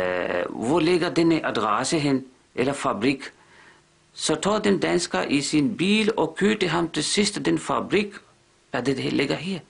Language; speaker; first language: Danish; non-native, fluent; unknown